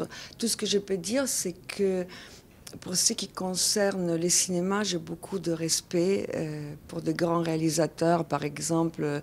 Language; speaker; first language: French; non-native, fluent; Italian